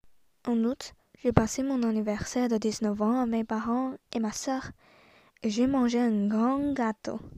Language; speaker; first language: French; non-native, learner; Chinese